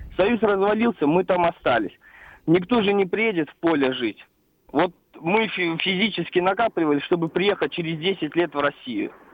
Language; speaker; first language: Russian; native; Russian